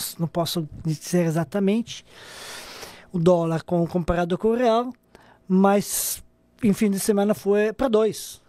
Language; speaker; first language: Portuguese; non-native, fluent; Serbian